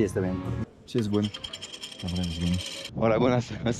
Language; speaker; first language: Spanish; non-native, learner; French